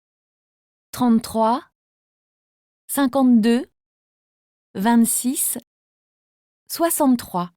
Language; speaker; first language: French; native; French